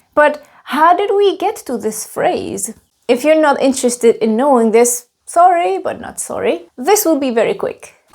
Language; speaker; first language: English; non-native, fluent; Czech